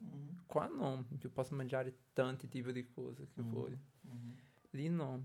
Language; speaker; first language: Italian; non-native, learner; Portuguese